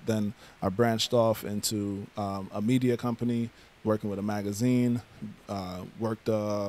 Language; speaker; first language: English; native; English